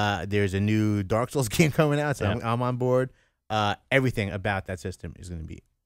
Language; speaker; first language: English; native; English